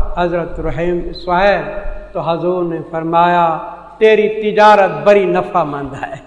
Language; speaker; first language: Urdu; non-native, local second language; Saraiki